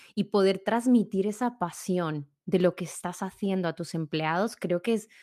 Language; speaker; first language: Spanish; native; Spanish